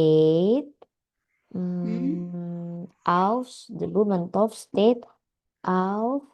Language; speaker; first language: German; non-native, learner; Indonesian